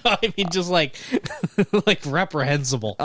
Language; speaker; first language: English; native; English